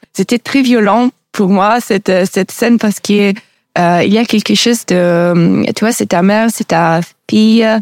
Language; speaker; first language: French; non-native, learner; Italian